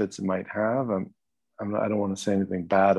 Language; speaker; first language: English; native; English